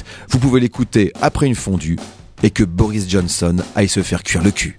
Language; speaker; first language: French; native; French